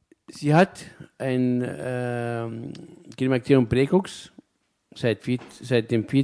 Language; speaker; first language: German; non-native, fluent; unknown